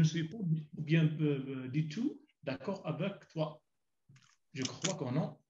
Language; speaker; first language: French; non-native, learner; Arabic